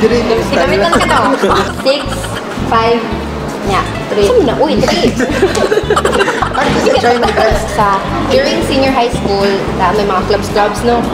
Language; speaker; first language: Filipino; non-native, local second language; Cebuano